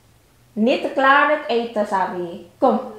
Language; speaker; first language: Dutch; non-native, learner; Filipino